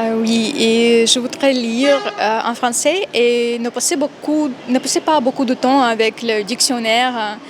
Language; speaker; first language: French; non-native, fluent; Russian